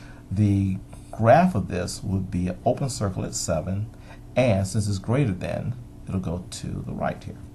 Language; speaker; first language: English; native; English